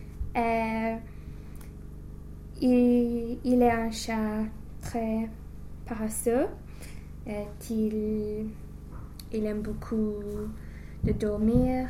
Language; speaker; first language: French; non-native, learner; English